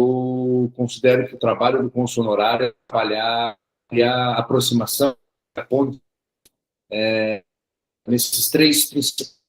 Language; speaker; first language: Portuguese; early bilingual, other home language; Korean